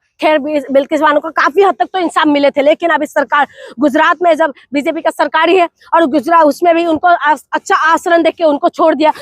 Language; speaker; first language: Hindi; non-native, local second language; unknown